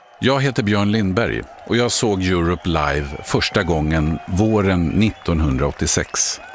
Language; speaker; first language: Swedish; native; Swedish